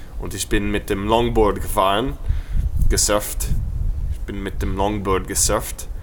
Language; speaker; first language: German; non-native, learner; English